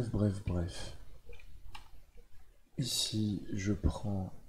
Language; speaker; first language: French; native; French